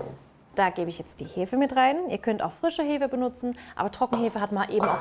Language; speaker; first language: German; native; German